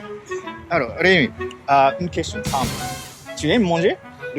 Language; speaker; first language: French; non-native, learner; Japanese